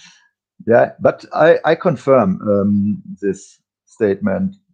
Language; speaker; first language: English; non-native, fluent; German